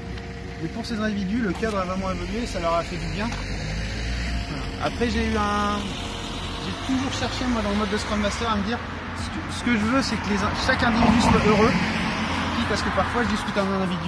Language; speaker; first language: French; native; French